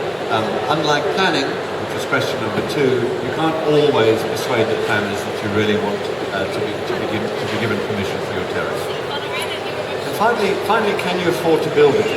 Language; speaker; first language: English; native; English